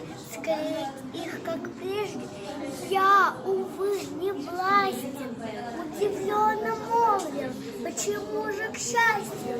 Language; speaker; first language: Russian; non-native, local second language; Chuvash